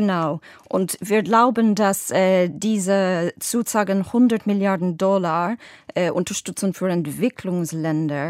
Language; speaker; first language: German; non-native, fluent; English